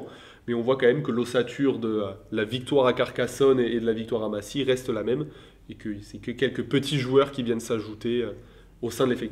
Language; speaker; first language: French; native; French